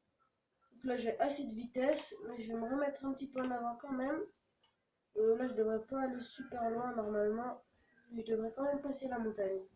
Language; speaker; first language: French; native; French